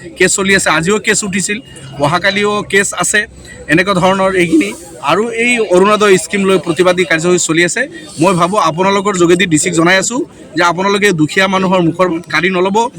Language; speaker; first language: Assamese; non-native, local second language; Bangla